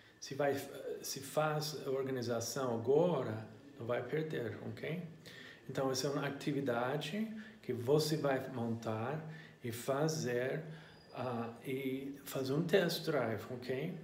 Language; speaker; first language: Portuguese; non-native, learner; English